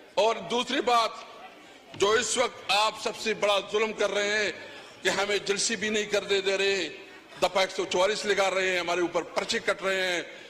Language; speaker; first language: Urdu; non-native, local second language; Pashto